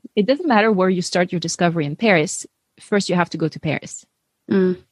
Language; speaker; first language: English; non-native, fluent; French